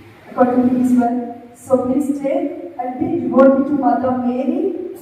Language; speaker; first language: English; non-native, local second language; Telugu